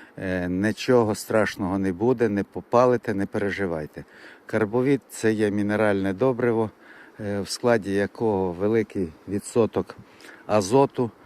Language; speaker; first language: Ukrainian; native; Ukrainian